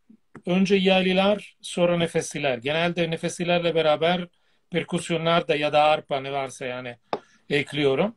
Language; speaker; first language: Turkish; non-native, fluent; Italian